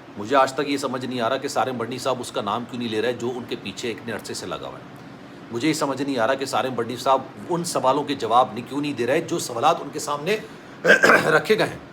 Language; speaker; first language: Urdu; native; Urdu